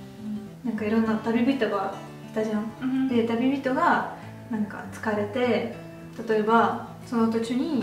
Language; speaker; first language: Japanese; non-native, fluent; Russian